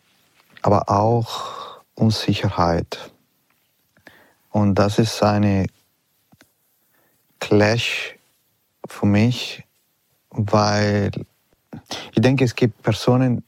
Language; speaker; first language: German; non-native, learner; Italian